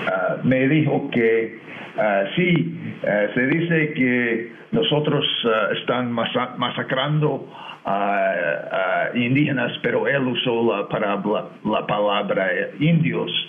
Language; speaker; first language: Spanish; non-native, fluent; English